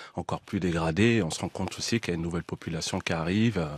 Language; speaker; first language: French; native; French